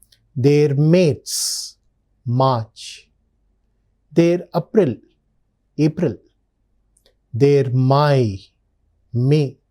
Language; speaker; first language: German; non-native, learner; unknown